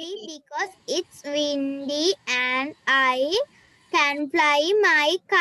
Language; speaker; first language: English; non-native, learner; Sinhala